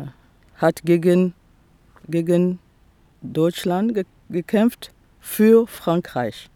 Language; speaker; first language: German; non-native, fluent; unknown